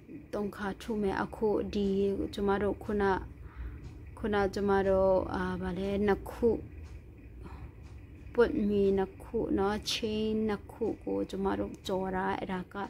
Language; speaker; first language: Burmese; non-native, local second language; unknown